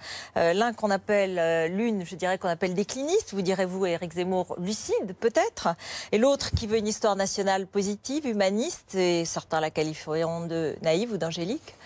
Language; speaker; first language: French; native; French